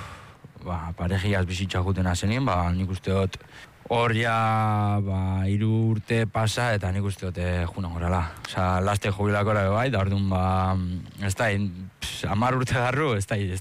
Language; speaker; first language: Basque; native; Basque